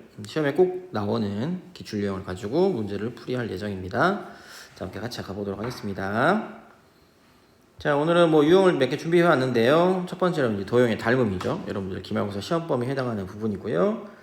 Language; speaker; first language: Korean; native; Korean